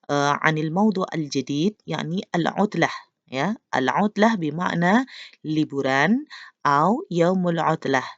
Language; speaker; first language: Arabic; non-native, learner; Indonesian